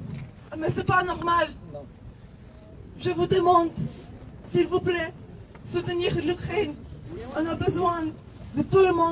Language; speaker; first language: French; non-native, learner; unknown